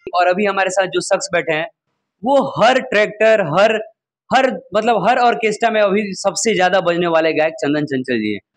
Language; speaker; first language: Hindi; non-native, local second language; Bhojpuri